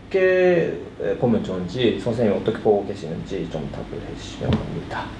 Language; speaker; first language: Korean; early bilingual, heritage; Korean